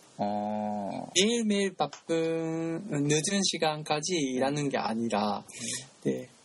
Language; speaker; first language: Korean; non-native, learner; Japanese